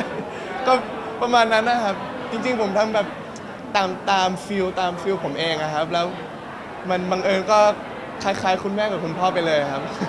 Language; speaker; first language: Thai; non-native, local second language; English